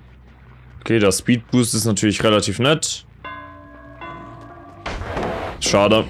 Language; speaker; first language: German; native; German